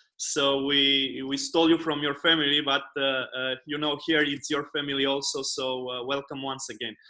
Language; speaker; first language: English; non-native, fluent; Romanian